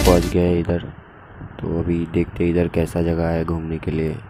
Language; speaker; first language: Hindi; non-native, local second language; Bangla